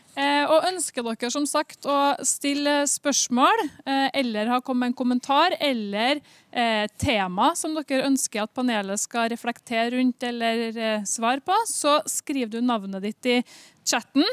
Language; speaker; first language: Norwegian; native; Norwegian